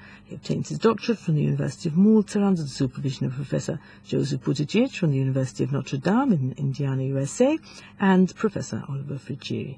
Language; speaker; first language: English; non-native, local second language; Maltese